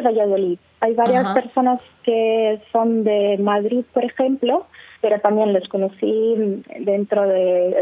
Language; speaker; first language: Spanish; non-native, fluent; Russian